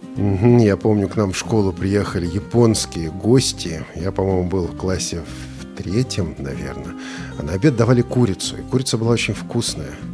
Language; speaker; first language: Russian; native; Russian